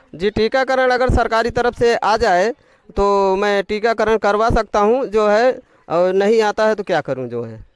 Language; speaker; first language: Hindi; native; Hindi